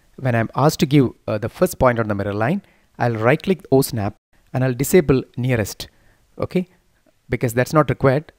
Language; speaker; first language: English; non-native, local second language; Malayalam